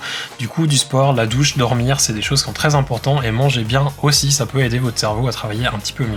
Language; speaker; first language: French; native; French